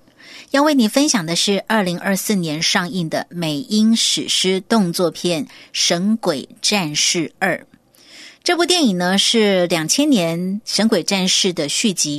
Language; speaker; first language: Chinese; native; Chinese